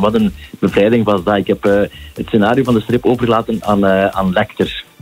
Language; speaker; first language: Dutch; native; Dutch